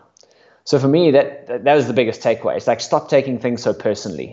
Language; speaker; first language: English; native; English